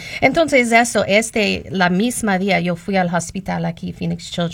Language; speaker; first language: Spanish; non-native, learner; English